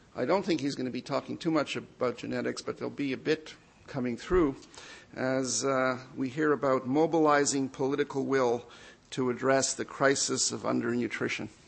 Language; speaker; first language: English; native; English